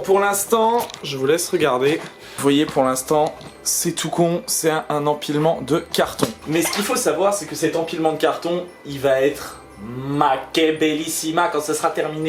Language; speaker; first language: French; native; French